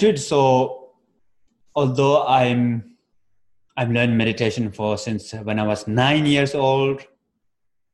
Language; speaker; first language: English; non-native, fluent; Tibetan